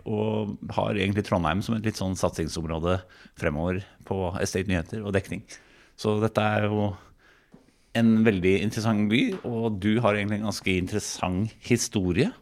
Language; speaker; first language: Norwegian; native; Norwegian